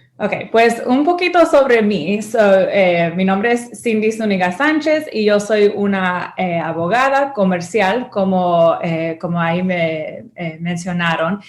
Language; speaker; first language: Spanish; early bilingual, heritage; Spanish